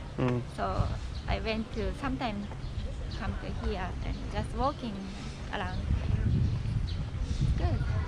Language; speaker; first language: English; non-native, learner; Japanese